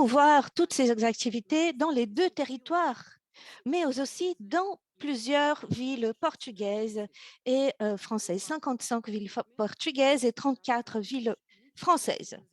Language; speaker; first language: French; non-native, fluent; Portuguese